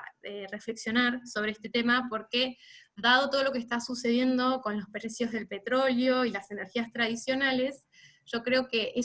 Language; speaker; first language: Spanish; native; Spanish